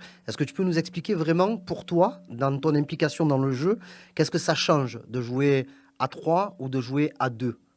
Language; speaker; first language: French; native; French